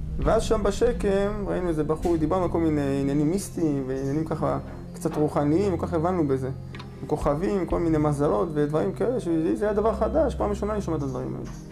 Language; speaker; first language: Hebrew; native; Hebrew